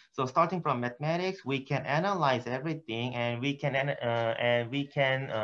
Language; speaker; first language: English; non-native, fluent; Korean